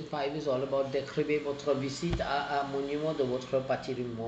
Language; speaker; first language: French; non-native, fluent; Tamil